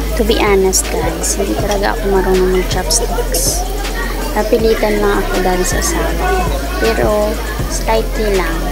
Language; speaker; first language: Filipino; non-native, local second language; Hiligaynon